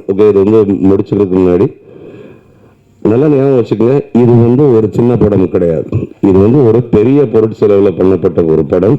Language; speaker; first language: Tamil; native; Tamil